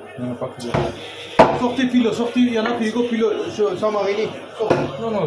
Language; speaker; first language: French; non-native, learner; Arabic